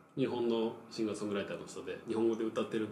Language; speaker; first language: Japanese; native; Japanese